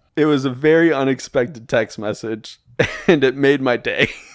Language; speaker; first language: English; native; English